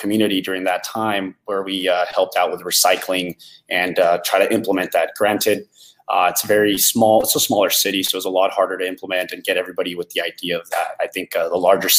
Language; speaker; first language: English; native; English